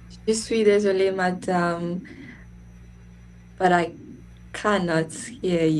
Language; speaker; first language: French; non-native, learner; English